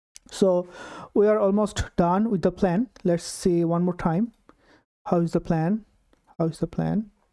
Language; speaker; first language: English; non-native, local second language; Bangla